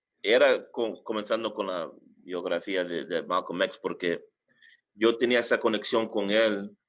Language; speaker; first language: Spanish; early bilingual, heritage; English